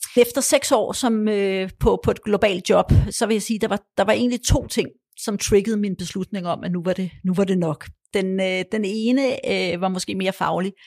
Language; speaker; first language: Danish; early bilingual, other home language; Polish